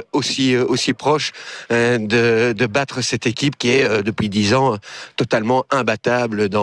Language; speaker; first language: French; native; French